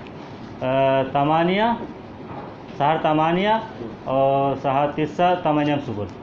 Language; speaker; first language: Arabic; non-native, learner; Hindi